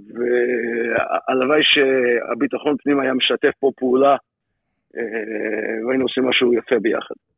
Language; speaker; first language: Hebrew; non-native, fluent; English